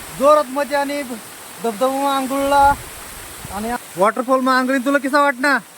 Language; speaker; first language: Marathi; non-native, local second language; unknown